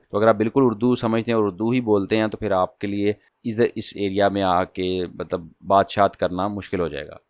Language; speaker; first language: Urdu; non-native, local second language; Punjabi